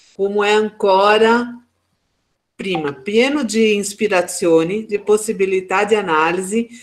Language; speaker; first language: Italian; non-native, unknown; Portuguese